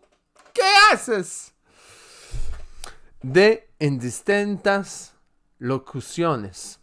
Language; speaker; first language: Spanish; non-native, learner; French